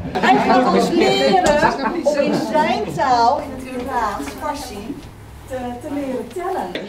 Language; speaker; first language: Dutch; native; Dutch